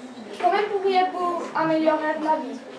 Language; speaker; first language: French; non-native, learner; Spanish